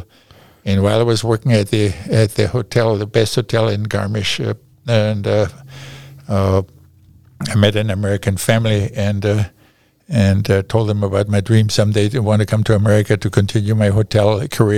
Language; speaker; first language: English; non-native, fluent; German